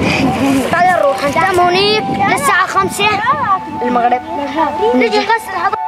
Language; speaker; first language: Arabic; native; Arabic